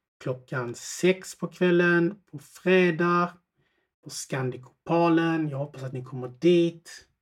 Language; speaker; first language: Swedish; early bilingual, other home language; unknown